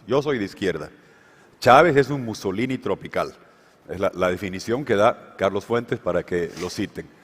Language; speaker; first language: Spanish; native; Spanish